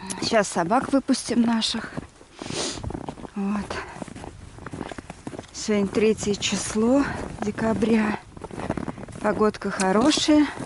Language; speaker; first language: Russian; native; Russian